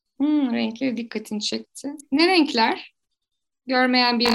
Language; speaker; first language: Turkish; native; Turkish